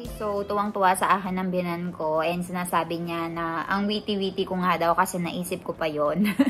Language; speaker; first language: Filipino; native; Filipino